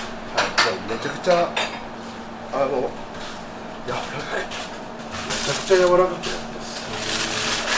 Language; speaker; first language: Japanese; native; Japanese